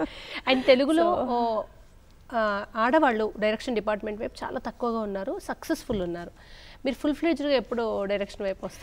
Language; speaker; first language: Telugu; native; Telugu